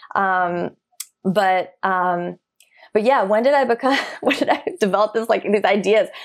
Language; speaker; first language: English; early bilingual, other home language; German